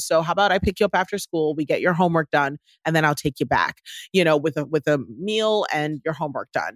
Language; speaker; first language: English; native; English